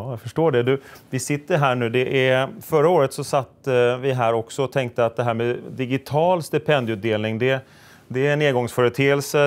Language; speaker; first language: Swedish; native; Swedish